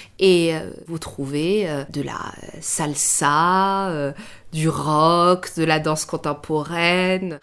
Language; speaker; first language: French; early bilingual, other home language; Persian